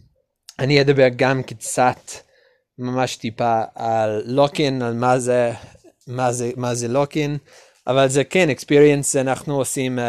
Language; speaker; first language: Hebrew; non-native, learner; English